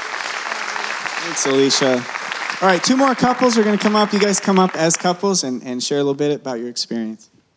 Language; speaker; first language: English; early bilingual, other home language; Spanish